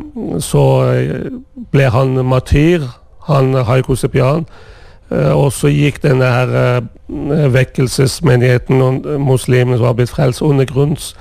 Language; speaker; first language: Swedish; non-native, fluent; Persian